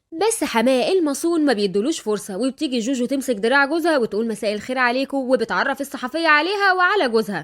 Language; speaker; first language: Arabic; native; Arabic